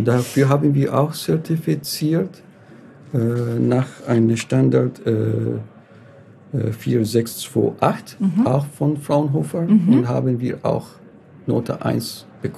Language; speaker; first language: German; non-native, fluent; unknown